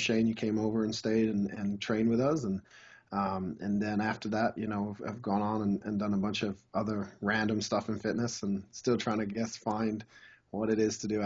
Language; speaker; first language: English; native; English